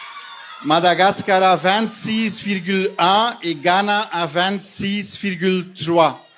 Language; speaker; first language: French; non-native, fluent; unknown